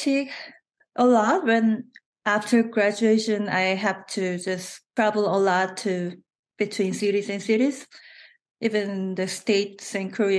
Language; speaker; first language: English; non-native, fluent; Korean